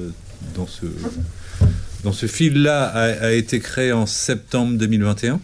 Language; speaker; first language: French; native; French